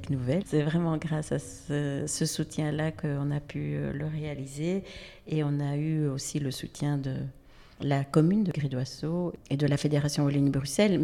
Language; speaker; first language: French; native; French